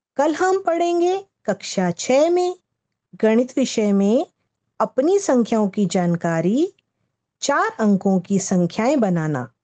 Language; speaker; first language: Hindi; native; Hindi